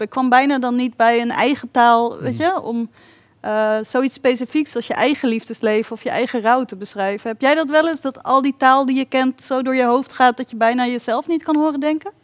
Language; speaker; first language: Dutch; native; Dutch